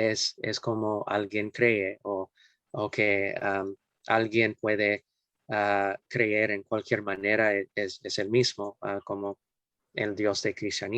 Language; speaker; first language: Spanish; non-native, fluent; English